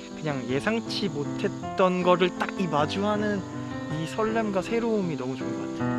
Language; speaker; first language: Korean; native; Korean